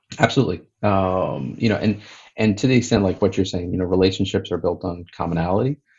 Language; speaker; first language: English; native; English